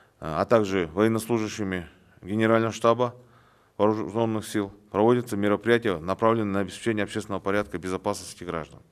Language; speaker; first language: Russian; non-native, local second language; Kyrgyz